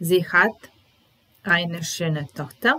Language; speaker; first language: German; non-native, fluent; Serbian